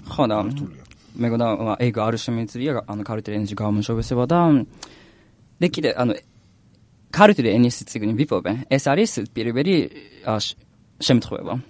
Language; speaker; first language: Georgian; non-native, learner; Japanese